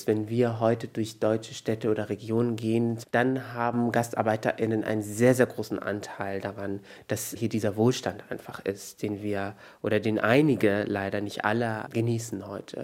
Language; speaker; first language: German; native; German